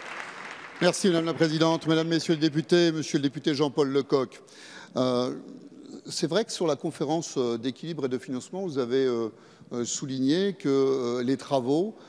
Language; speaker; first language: French; native; French